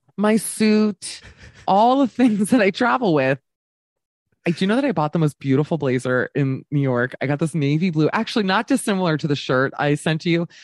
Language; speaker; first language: English; native; English